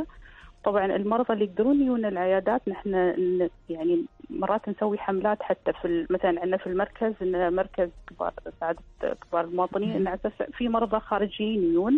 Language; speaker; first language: Arabic; native; Arabic